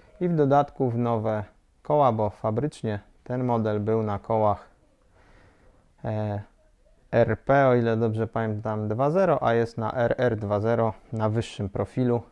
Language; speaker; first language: Polish; native; Polish